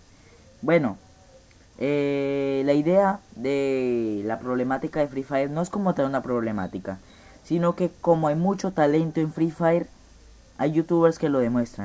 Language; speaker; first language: Spanish; native; Spanish